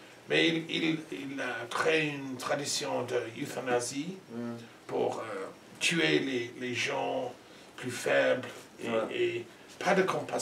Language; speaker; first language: French; non-native, learner; English